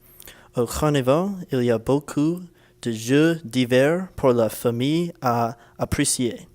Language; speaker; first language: French; non-native, learner; English